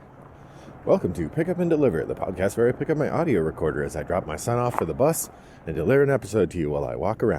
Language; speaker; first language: English; native; English